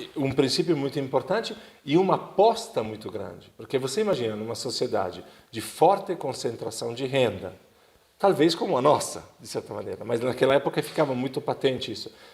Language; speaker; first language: Portuguese; non-native, fluent; Italian